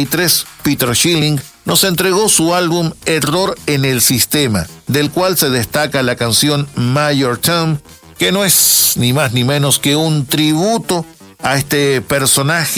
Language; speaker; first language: Spanish; native; Spanish